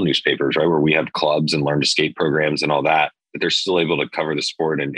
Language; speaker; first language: English; native; English